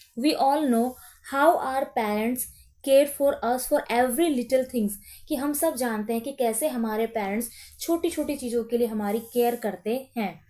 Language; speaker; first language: Hindi; native; Hindi